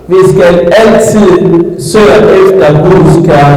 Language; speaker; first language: Danish; early bilingual, other home language; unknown